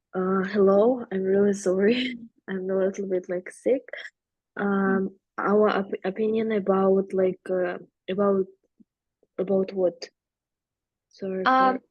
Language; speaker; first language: English; non-native, learner; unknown